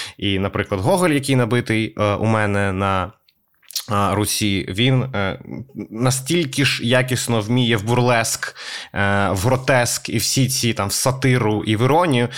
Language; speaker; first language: Ukrainian; native; Ukrainian